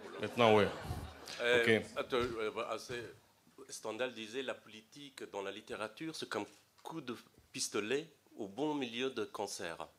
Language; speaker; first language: French; non-native, fluent; Greek